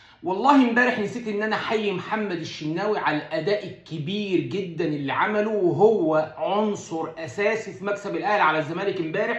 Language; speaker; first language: Arabic; native; Arabic